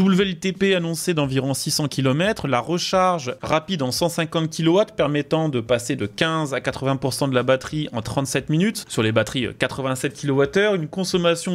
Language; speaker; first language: French; native; French